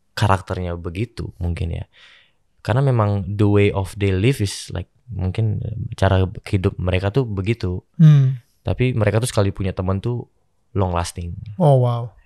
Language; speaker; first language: Indonesian; native; Indonesian